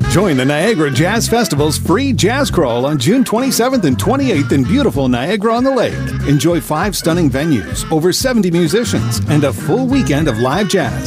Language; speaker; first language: English; native; English